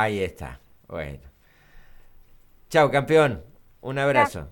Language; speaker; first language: Spanish; native; Spanish